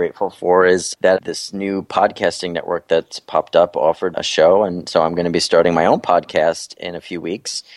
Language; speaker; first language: English; native; English